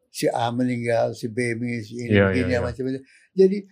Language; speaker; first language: Indonesian; native; Indonesian